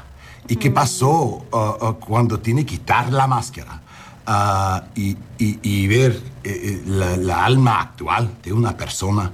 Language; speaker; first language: Spanish; early bilingual, heritage; English